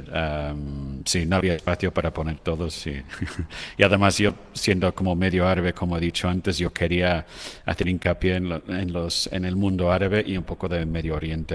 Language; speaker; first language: Spanish; non-native, fluent; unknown